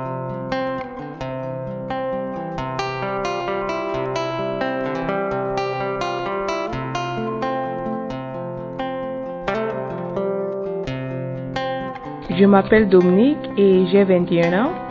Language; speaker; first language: English; non-native, local second language; French